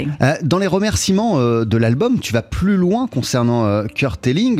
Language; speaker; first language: French; native; French